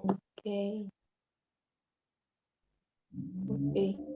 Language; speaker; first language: English; non-native, learner; Spanish